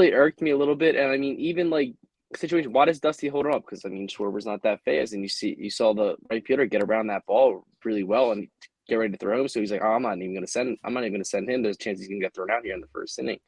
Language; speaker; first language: English; native; English